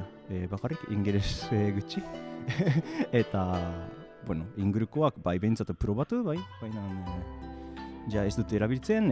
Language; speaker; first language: Basque; non-native, fluent; Japanese